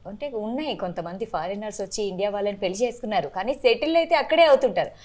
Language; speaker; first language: Telugu; native; Telugu